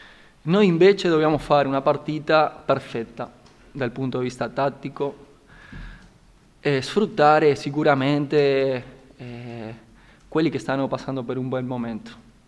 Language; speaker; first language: Italian; non-native, fluent; Spanish